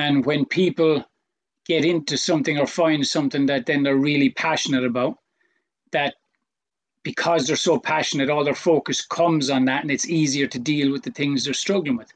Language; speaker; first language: English; native; English